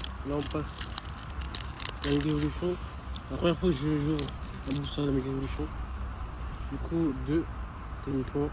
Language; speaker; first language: French; native; French